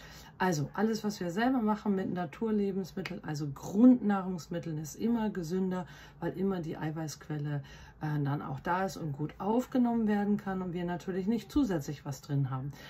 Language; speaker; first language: German; native; German